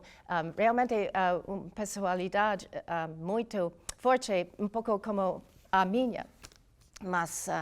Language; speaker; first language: Portuguese; non-native, learner; English